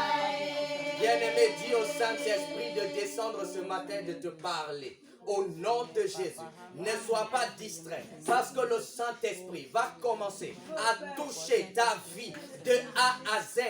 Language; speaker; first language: French; non-native, local second language; Lingala